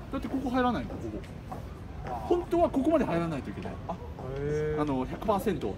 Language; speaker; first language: Japanese; native; Japanese